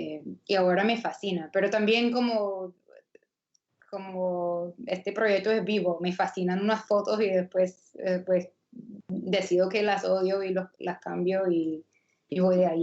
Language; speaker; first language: Spanish; non-native, fluent; English